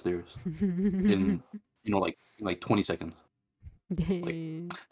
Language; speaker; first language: English; native; English